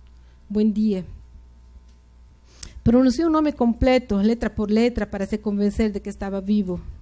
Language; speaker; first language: Portuguese; non-native, fluent; Spanish